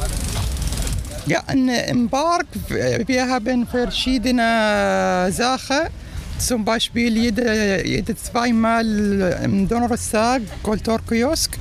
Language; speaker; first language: German; non-native, learner; Arabic